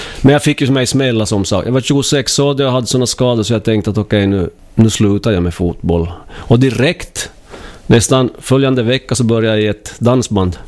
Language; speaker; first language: Swedish; native; Swedish